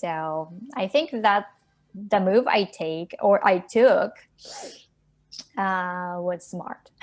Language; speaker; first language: English; non-native, fluent; Japanese